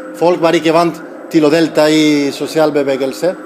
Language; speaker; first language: Norwegian; non-native, learner; Spanish